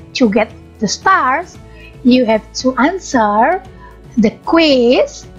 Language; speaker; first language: English; non-native, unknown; Indonesian